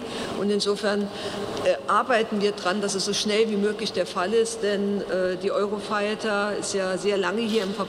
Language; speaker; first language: German; native; German